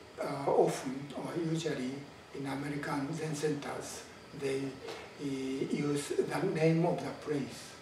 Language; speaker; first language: English; non-native, fluent; Japanese